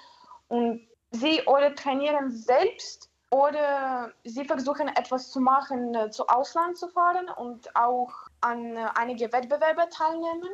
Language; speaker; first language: German; non-native, learner; Ukrainian